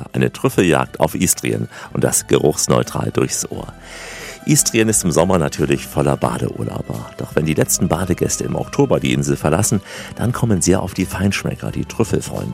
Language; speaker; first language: German; native; German